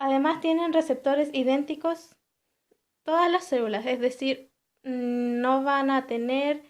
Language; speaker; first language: Spanish; native; Spanish